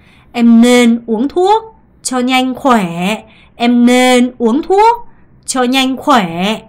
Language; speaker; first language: Vietnamese; non-native, fluent; Korean